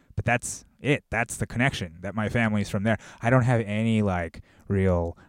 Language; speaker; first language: English; early bilingual, other home language; Korean